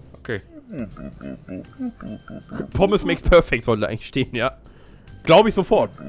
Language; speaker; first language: German; native; German